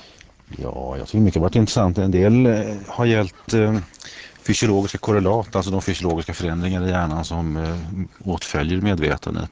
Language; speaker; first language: Swedish; native; Swedish